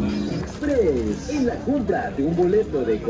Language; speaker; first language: Spanish; native; Spanish